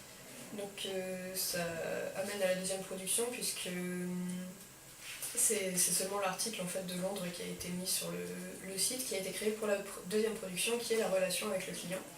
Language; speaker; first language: French; native; French